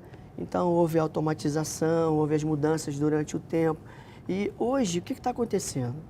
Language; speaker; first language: Portuguese; native; Portuguese